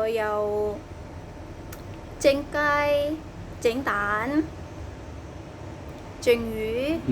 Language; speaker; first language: Cantonese; non-native, learner; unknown